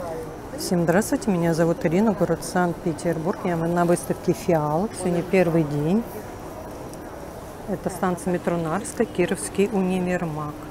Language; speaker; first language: Russian; native; Russian